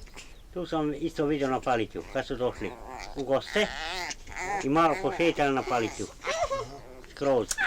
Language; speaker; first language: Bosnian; non-native, local second language; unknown